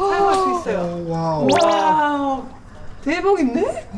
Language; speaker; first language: Korean; non-native, fluent; Estonian